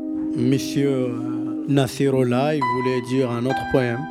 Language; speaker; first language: French; non-native, learner; Pashto